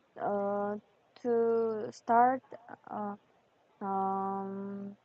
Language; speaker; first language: English; non-native, learner; Korean